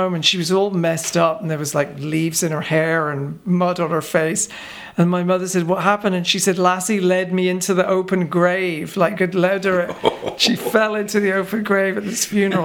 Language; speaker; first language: English; native; English